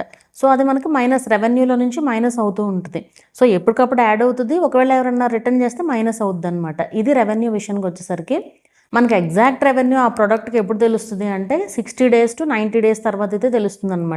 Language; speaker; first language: Telugu; native; Telugu